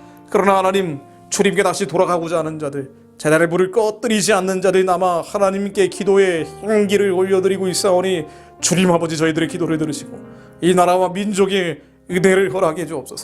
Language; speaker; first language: Korean; native; Korean